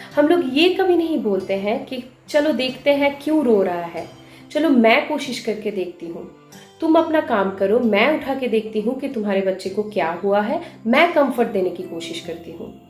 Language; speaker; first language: Hindi; non-native, local second language; Bangla